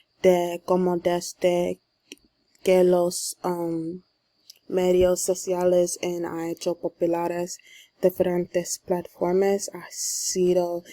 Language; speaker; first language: Spanish; non-native, learner; English